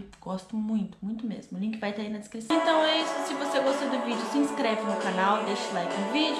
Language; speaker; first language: Portuguese; native; Portuguese